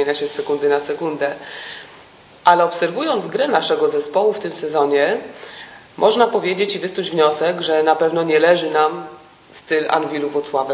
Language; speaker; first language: Polish; native; Polish